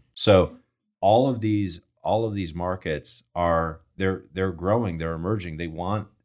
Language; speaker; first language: English; native; English